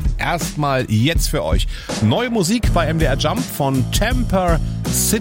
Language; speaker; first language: German; native; German